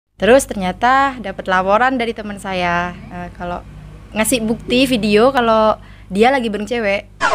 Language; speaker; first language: Indonesian; non-native, local second language; Madurese